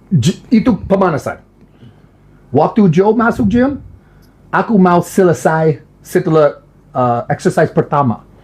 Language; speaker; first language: Indonesian; non-native, learner; English